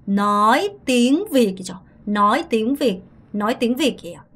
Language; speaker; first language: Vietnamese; non-native, fluent; Korean